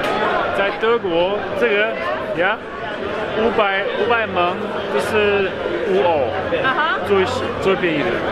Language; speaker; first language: Chinese; non-native, fluent; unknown